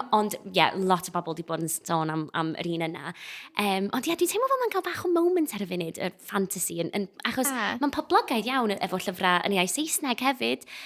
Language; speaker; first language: Welsh; non-native, local second language; English